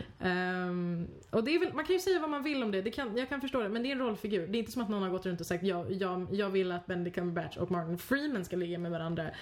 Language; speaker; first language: Swedish; native; Swedish